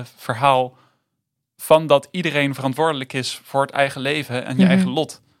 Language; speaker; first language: Dutch; native; Dutch